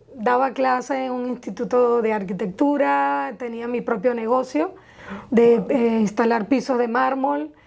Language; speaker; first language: Spanish; native; Spanish